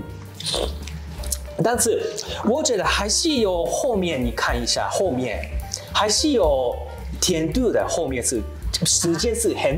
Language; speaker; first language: Chinese; non-native, learner; Japanese